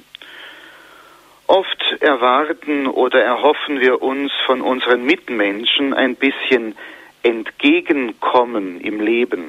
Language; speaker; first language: German; native; German